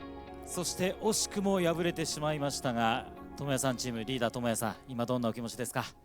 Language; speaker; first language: Japanese; native; Japanese